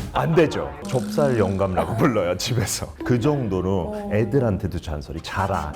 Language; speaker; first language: Korean; non-native, fluent; English